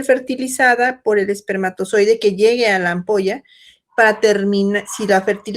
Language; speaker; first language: Spanish; native; Spanish